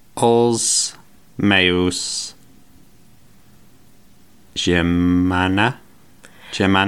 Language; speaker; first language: Catalan; non-native, learner; English